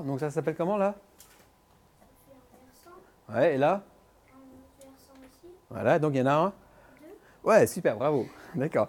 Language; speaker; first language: French; native; French